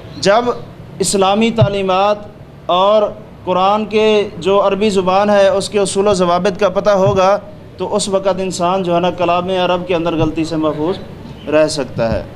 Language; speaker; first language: Urdu; non-native, local second language; Punjabi